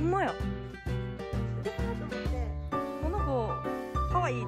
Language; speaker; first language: Japanese; native; Japanese